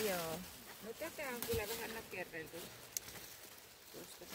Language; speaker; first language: Finnish; native; Finnish